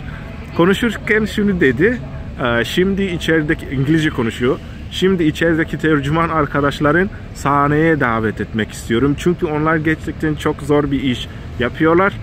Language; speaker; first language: Turkish; non-native, fluent; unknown